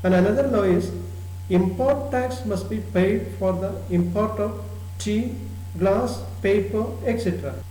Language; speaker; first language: English; non-native, local second language; Malayalam